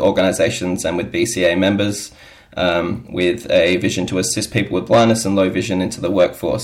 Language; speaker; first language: English; native; English